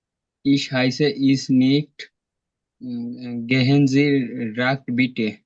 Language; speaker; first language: German; non-native, learner; Bangla